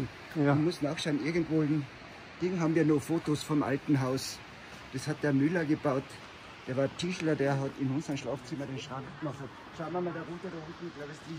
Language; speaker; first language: German; native; German